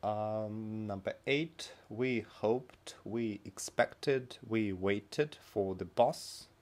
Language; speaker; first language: English; non-native, fluent; Russian